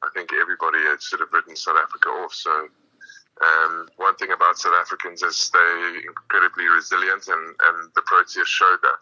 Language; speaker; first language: English; native; English